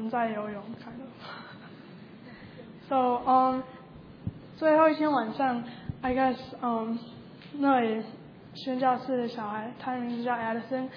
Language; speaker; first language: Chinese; early bilingual, heritage; Chinese